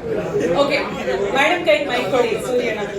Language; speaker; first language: Kannada; native; Kannada